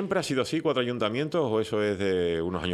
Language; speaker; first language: Spanish; native; Spanish